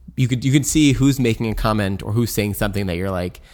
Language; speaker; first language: English; native; English